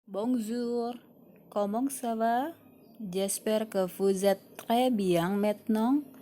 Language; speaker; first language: French; non-native, fluent; Indonesian